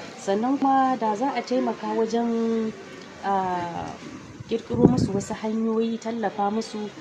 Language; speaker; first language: Hausa; native; Hausa